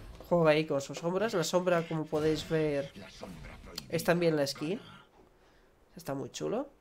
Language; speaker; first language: Spanish; native; Spanish